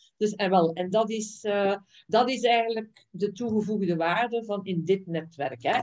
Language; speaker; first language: Dutch; native; Dutch